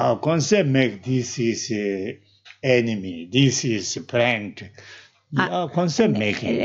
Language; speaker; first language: English; non-native, learner; Tibetan